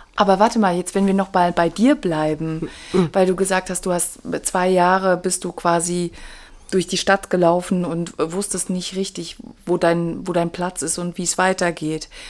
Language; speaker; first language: German; native; German